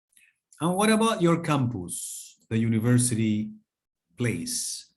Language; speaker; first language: English; non-native, fluent; Spanish